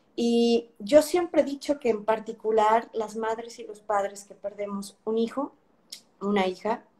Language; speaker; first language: Spanish; native; Spanish